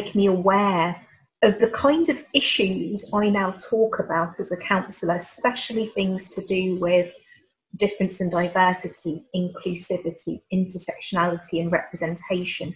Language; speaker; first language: English; native; English